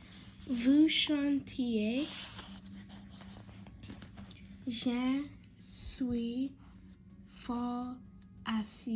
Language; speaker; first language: French; non-native, learner; English